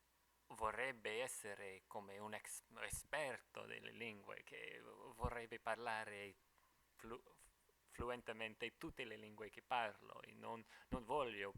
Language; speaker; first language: Italian; non-native, fluent; English